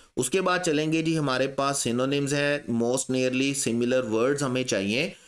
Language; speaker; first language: Urdu; non-native, local second language; Punjabi